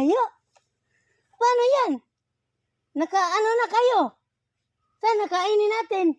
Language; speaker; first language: Filipino; non-native, local second language; Cebuano